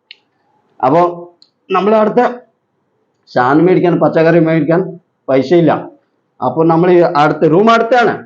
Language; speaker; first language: Malayalam; non-native, fluent; Odia